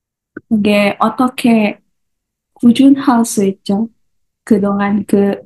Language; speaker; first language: Korean; non-native, learner; Indonesian